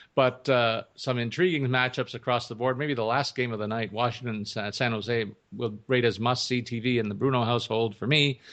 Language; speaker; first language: English; native; English